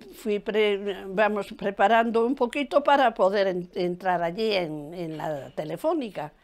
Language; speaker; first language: Spanish; native; Spanish